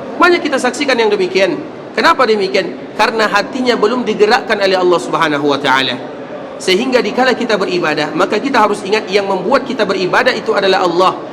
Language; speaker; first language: Malay; native; Malay